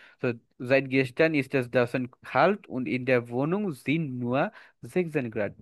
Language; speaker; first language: German; non-native, learner; Bangla